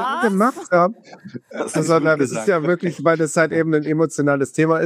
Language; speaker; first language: German; native; German